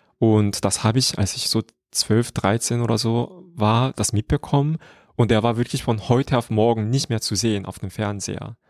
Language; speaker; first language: German; non-native, fluent; Korean